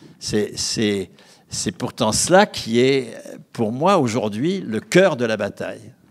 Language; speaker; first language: French; native; French